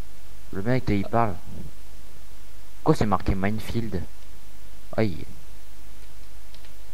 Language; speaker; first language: French; native; French